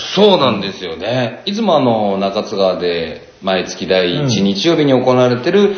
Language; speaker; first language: Japanese; native; Japanese